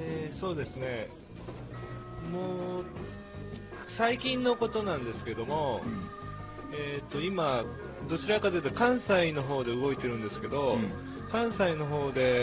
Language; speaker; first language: Japanese; native; Japanese